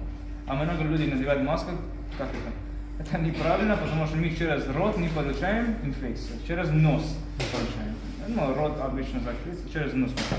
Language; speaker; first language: Russian; non-native, fluent; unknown